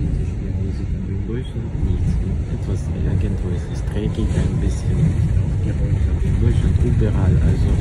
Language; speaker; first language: German; non-native, learner; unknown